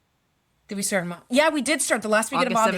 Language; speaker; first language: English; native; English